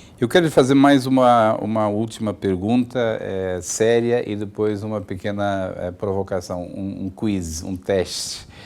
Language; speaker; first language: Portuguese; native; Portuguese